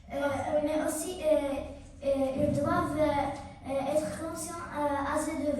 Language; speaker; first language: French; non-native, learner; Arabic